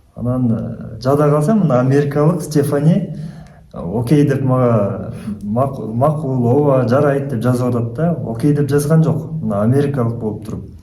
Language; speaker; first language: Kyrgyz; native; Kyrgyz